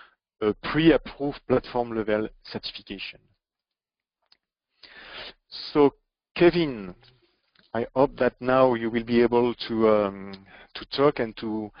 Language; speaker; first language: English; non-native, fluent; French